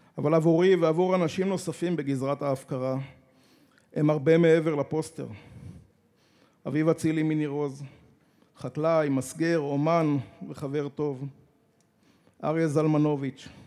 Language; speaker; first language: Hebrew; native; Hebrew